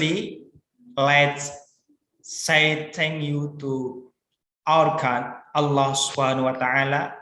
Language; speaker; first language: English; non-native, learner; Indonesian